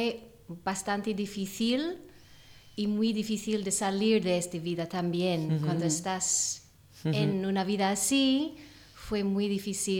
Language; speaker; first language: Spanish; non-native, learner; English